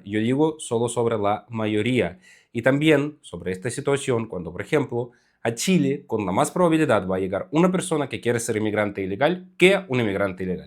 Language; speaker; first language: Spanish; non-native, fluent; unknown